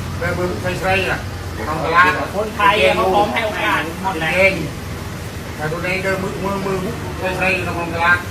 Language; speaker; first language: Thai; native; Thai